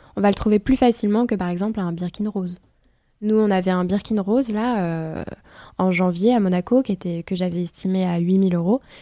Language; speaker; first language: French; native; French